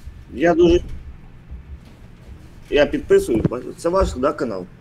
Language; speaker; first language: Ukrainian; native; Ukrainian